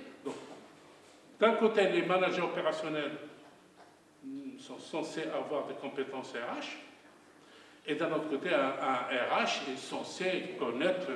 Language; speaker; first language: French; non-native, local second language; Arabic